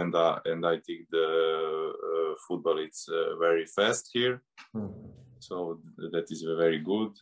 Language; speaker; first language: English; non-native, learner; Serbian